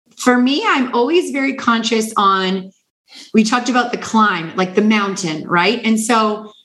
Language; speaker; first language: English; native; English